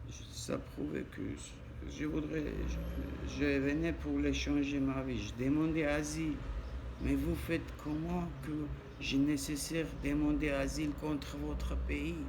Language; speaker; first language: French; non-native, learner; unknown